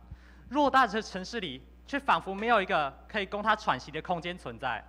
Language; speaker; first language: Chinese; native; Chinese